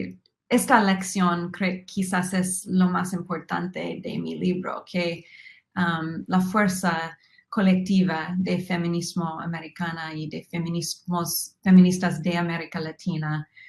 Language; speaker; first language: Spanish; non-native, fluent; English